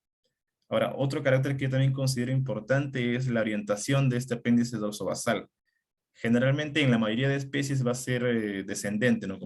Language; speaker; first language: Spanish; native; Spanish